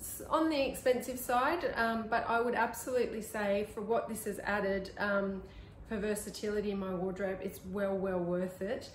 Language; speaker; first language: English; native; English